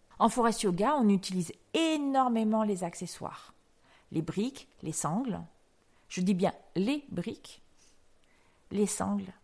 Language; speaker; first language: French; native; French